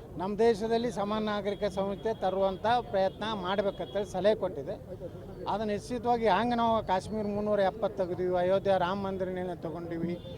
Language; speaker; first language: Kannada; native; Kannada